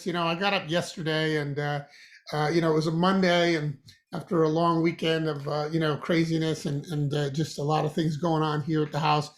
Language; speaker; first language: English; native; English